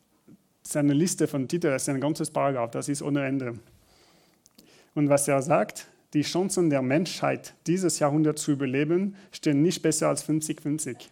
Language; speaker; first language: German; non-native, learner; French